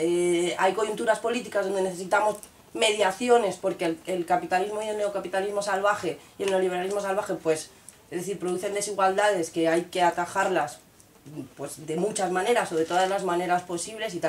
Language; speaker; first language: Spanish; native; Spanish